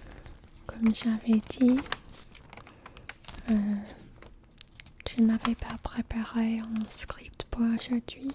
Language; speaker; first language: French; non-native, learner; English